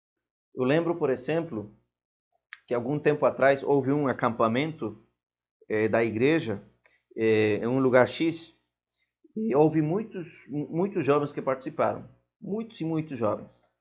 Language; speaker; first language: Portuguese; non-native, fluent; Spanish